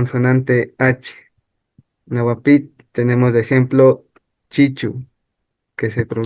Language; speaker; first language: Spanish; non-native, local second language; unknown